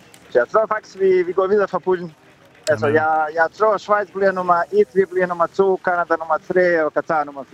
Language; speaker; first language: Danish; non-native, fluent; Bosnian